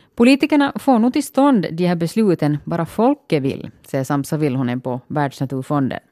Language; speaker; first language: Swedish; native; Swedish